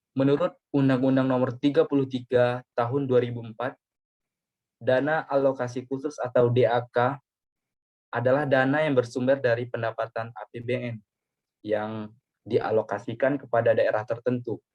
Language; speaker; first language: Indonesian; native; Indonesian